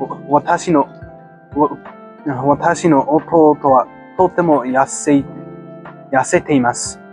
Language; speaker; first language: Japanese; non-native, learner; English